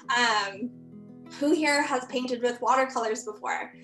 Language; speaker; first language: English; native; English